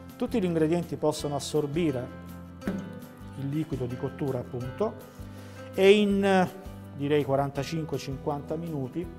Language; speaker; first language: Italian; native; Italian